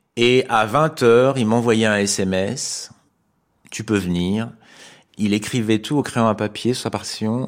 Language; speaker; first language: French; native; French